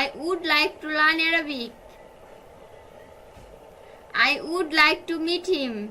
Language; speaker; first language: English; non-native, fluent; Bangla